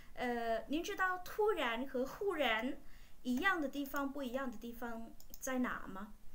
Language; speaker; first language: Chinese; non-native, fluent; Vietnamese